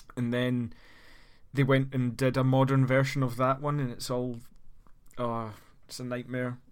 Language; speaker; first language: English; native; English